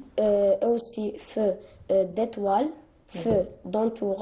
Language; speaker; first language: French; non-native, learner; Arabic